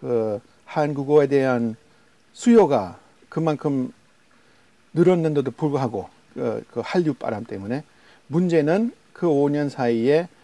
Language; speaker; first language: Korean; non-native, fluent; English